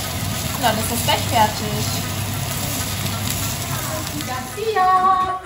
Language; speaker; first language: German; early bilingual, other home language; Persian